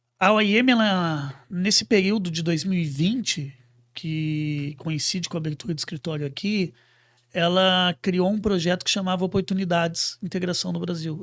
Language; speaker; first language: Portuguese; native; Portuguese